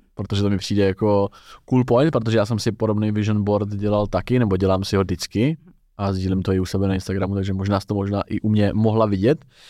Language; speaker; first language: Czech; native; Czech